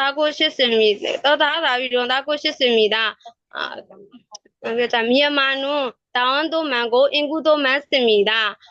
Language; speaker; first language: Korean; non-native, learner; Burmese